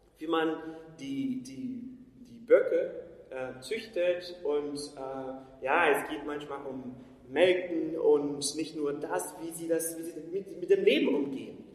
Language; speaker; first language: German; non-native, fluent; Portuguese